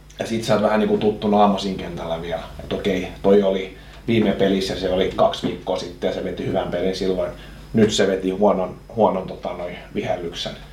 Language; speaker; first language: Finnish; non-native, local second language; Swedish